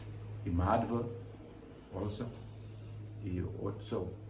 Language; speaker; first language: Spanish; non-native, learner; English